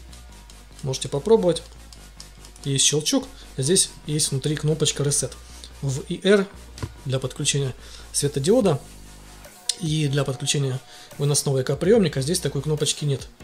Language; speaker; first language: Russian; native; Russian